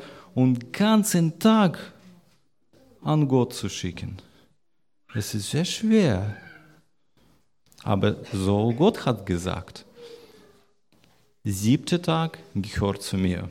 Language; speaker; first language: German; non-native, learner; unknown